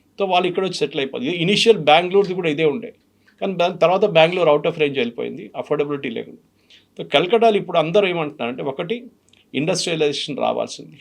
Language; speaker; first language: Telugu; non-native, fluent; Malayalam